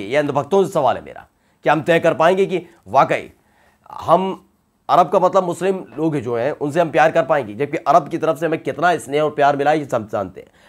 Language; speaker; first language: Hindi; native; Hindi